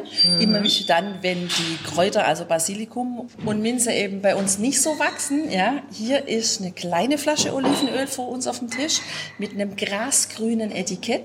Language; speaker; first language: German; native; German